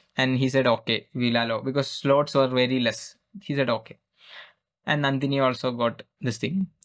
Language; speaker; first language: English; non-native, local second language; Malayalam